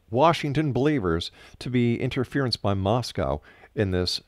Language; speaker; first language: English; native; English